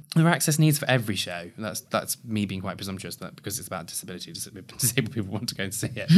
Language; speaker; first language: English; native; English